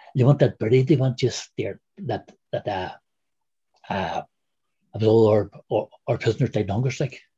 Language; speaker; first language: English; native; English